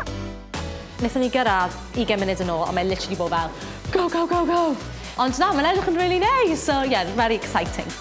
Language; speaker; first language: Welsh; native; Welsh